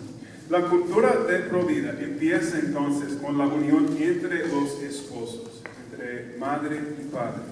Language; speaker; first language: Spanish; non-native, fluent; English